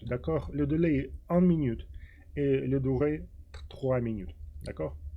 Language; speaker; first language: French; non-native, fluent; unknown